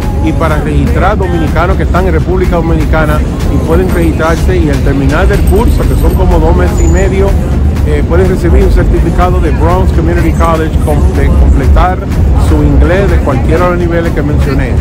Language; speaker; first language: Spanish; native; Spanish